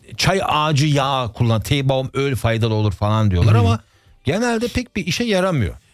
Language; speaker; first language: Turkish; early bilingual, heritage; Turkish